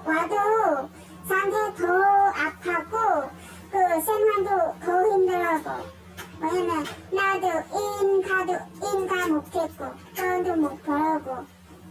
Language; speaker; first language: Korean; non-native, learner; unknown